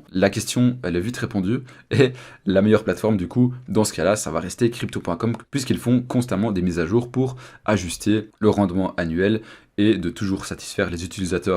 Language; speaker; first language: French; native; French